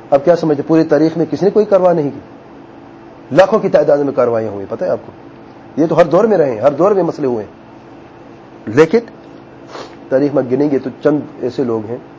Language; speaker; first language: Urdu; native; Urdu